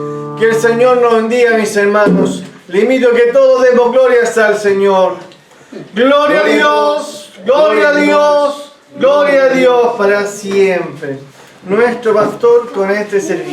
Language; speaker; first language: Spanish; native; Spanish